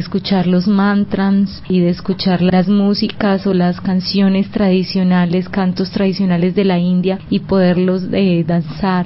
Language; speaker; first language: Spanish; native; Spanish